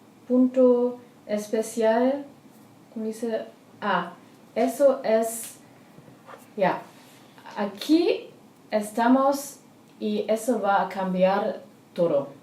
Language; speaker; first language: Spanish; non-native, learner; German